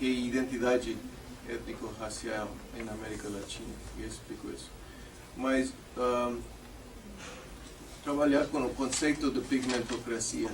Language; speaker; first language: Portuguese; non-native, fluent; English